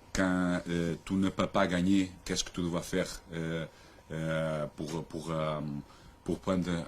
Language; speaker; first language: French; non-native, learner; Portuguese